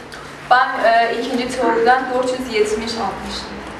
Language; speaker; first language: Turkish; early bilingual, other home language; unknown